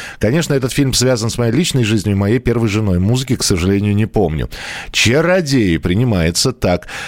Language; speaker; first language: Russian; native; Russian